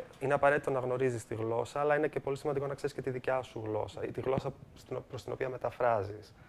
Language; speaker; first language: Greek; early bilingual, heritage; Greek